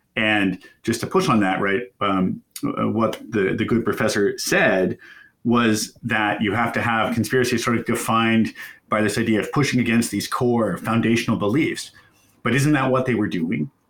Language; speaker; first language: English; native; English